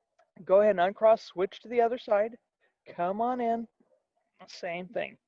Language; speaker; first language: English; native; English